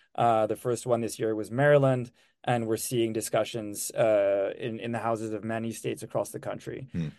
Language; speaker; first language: English; non-native, fluent; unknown